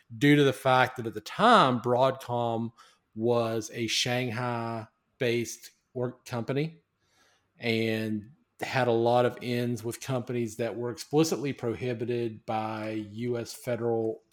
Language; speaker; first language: English; native; English